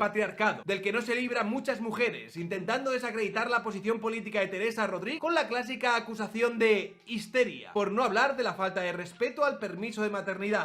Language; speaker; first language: Spanish; native; Spanish